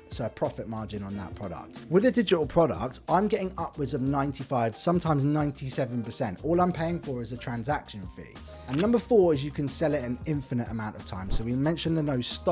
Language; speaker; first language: English; native; English